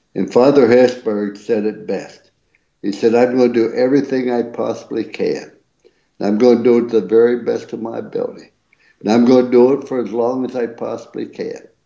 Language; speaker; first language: English; native; English